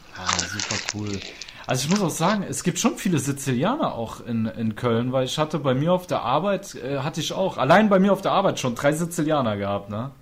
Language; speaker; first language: German; native; German